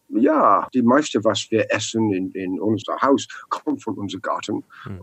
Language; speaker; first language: German; non-native, learner; English